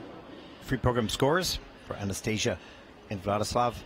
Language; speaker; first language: English; native; English